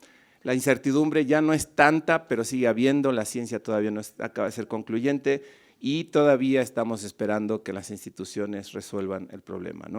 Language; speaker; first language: Spanish; native; Spanish